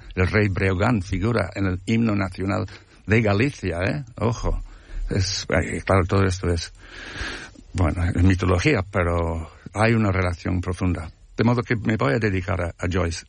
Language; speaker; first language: Spanish; non-native, fluent; English